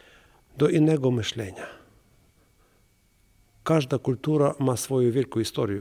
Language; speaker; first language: Polish; non-native, learner; Ukrainian